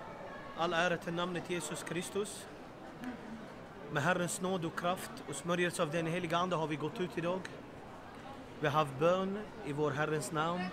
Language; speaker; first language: Swedish; non-native, fluent; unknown